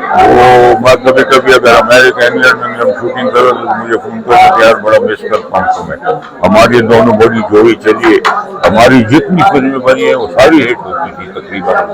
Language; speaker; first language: Urdu; non-native, local second language; Pashto